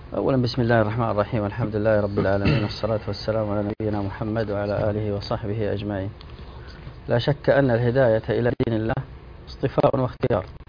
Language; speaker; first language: Arabic; native; Arabic